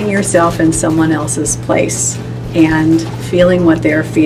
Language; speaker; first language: English; native; English